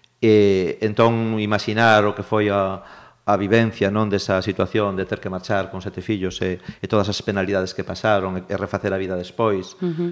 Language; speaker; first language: Galician; native; Galician